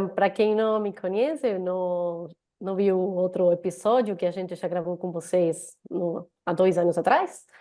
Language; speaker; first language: Portuguese; non-native, fluent; Spanish